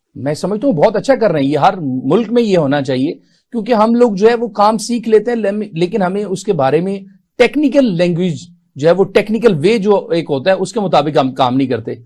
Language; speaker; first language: Urdu; non-native, local second language; Punjabi